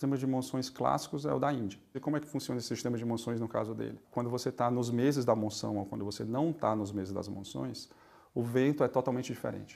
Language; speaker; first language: Portuguese; native; Portuguese